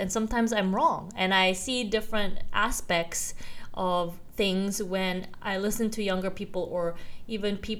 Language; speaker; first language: English; non-native, local second language; Korean